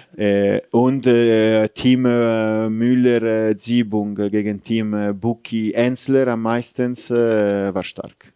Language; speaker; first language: German; non-native, fluent; Italian